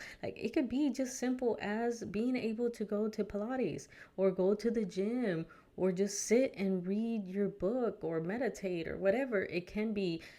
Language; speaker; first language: English; early bilingual, other home language; Spanish